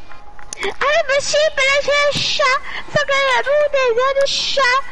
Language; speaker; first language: French; native; French